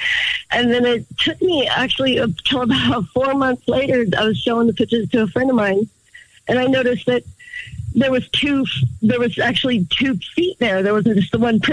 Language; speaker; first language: English; native; English